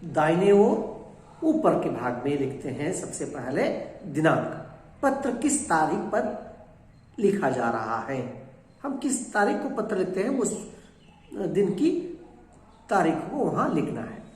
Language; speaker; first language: Hindi; non-native, local second language; Kannada